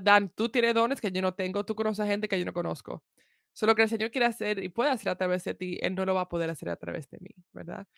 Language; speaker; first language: Spanish; early bilingual, heritage; Spanish